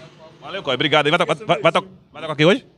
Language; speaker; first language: Portuguese; native; Portuguese